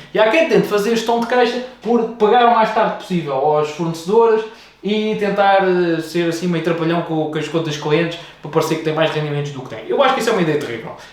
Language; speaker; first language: Portuguese; native; Portuguese